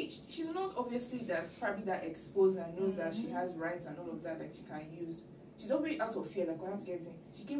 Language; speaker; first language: English; non-native, local second language; Yoruba